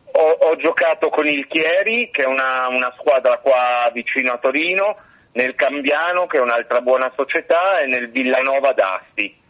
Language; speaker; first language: Italian; native; Italian